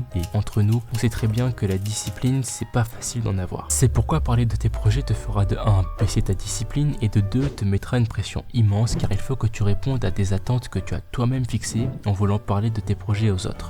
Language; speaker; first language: French; native; French